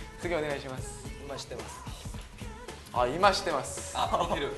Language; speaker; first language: Japanese; non-native, fluent; Korean